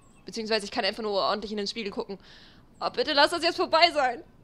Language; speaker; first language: German; native; German